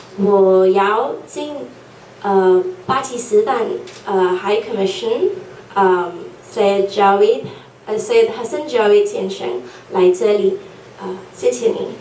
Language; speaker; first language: Chinese; non-native, local second language; Urdu